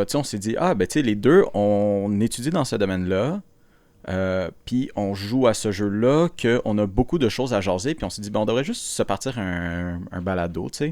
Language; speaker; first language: French; native; French